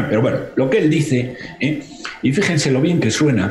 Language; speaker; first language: Spanish; native; Spanish